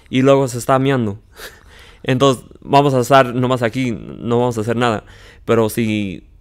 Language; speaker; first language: Spanish; early bilingual, heritage; Spanish